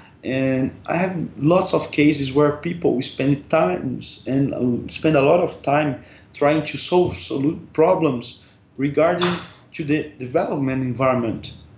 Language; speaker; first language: English; non-native, fluent; Portuguese